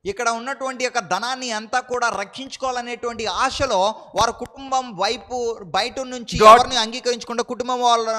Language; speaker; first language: Telugu; native; Telugu